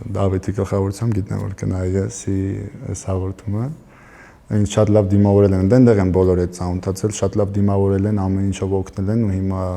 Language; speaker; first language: Armenian; native; Armenian